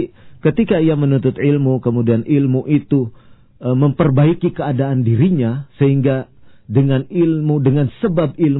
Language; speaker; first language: Indonesian; native; Indonesian